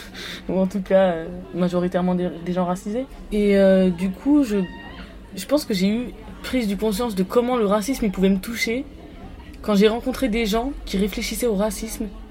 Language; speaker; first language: French; native; French